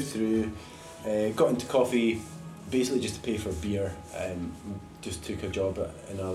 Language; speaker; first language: English; native; English